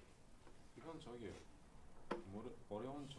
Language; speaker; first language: Korean; non-native, learner; Uzbek